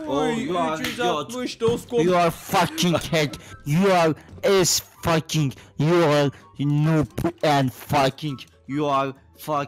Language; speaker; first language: English; non-native, learner; Turkish